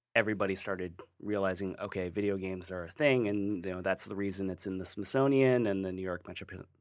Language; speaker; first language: English; native; English